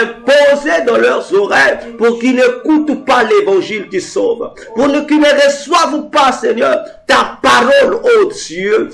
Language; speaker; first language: French; non-native, local second language; Lingala